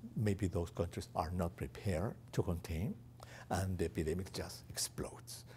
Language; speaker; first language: English; non-native, fluent; Spanish